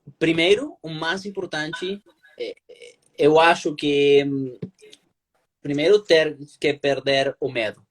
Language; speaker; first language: Portuguese; non-native, learner; Spanish